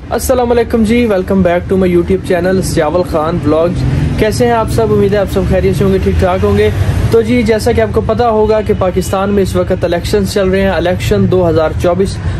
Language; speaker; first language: Urdu; non-native, local second language; Punjabi